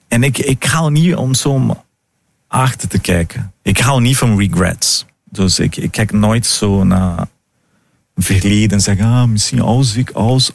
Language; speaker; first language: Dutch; non-native, fluent; Portuguese